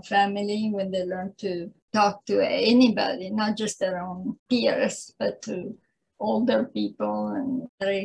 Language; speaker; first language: English; non-native, fluent; Italian